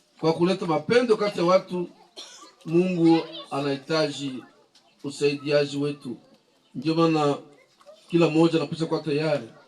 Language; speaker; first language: Swahili; native; Swahili